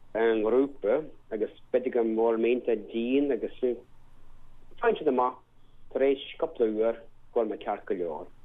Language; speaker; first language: Irish; native; Irish